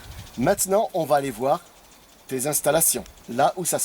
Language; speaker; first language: French; native; French